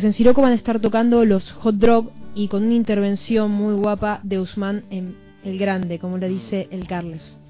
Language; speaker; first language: Spanish; native; Spanish